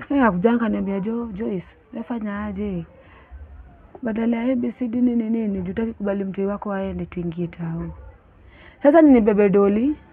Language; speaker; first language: Swahili; native; Swahili